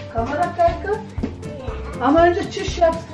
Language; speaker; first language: Turkish; early bilingual, other home language; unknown